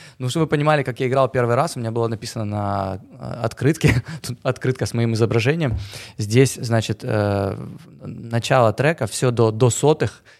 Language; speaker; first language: Russian; native; Russian